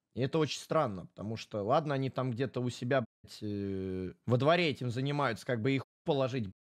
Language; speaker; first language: Russian; native; Russian